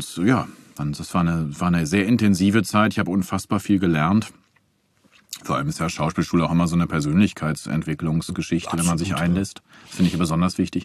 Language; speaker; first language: German; native; German